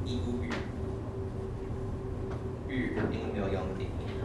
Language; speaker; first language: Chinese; non-native, fluent; English